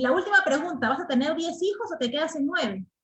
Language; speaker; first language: Spanish; native; Spanish